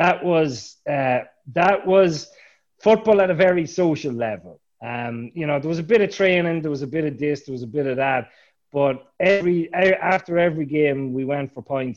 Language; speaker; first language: English; native; English